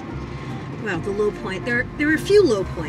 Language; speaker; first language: English; native; English